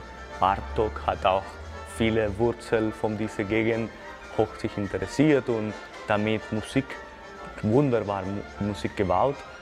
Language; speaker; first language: German; non-native, fluent; Spanish